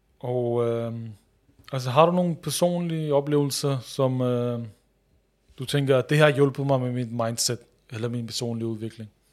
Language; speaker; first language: Danish; early bilingual, other home language; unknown